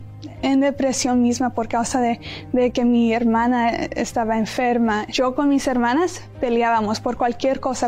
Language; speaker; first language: Spanish; early bilingual, heritage; Spanish